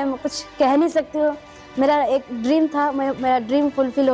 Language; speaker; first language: Hindi; non-native, local second language; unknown